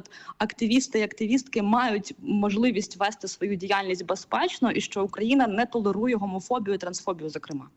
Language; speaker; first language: Ukrainian; native; Ukrainian